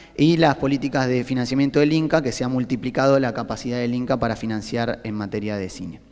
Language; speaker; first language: Spanish; native; Spanish